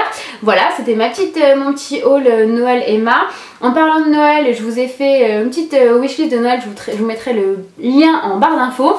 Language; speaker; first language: French; native; French